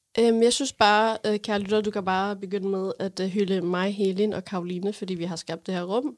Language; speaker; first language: Danish; non-native, fluent; Arabic